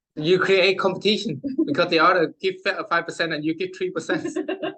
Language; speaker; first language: English; non-native, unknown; Vietnamese